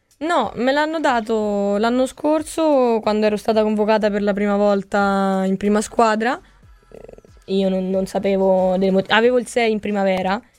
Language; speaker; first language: Italian; native; Italian